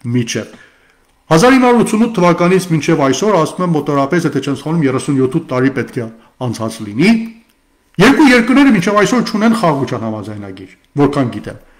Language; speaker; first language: Armenian; early bilingual, heritage; Armenian